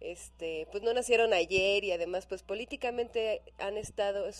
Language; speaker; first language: Spanish; native; Spanish